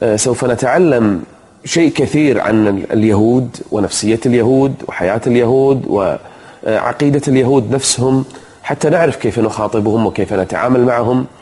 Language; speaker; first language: Arabic; native; Arabic